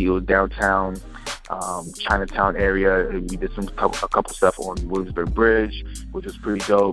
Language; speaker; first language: English; native; English